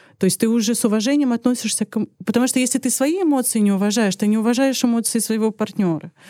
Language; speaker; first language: Russian; early bilingual, other home language; Armenian